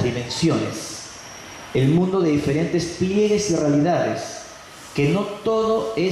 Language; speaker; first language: Spanish; native; Spanish